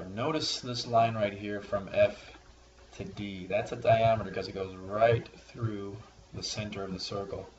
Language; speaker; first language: English; native; English